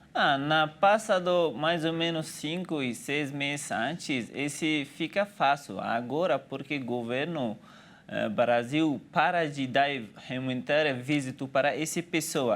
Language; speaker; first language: Portuguese; non-native, learner; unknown